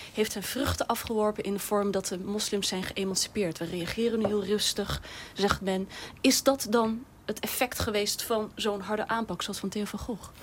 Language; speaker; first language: Dutch; early bilingual, other home language; Turkish